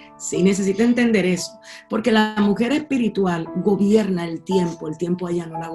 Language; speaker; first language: Spanish; native; Spanish